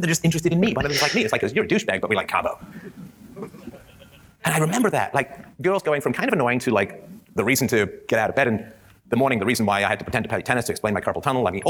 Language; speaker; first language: English; native; English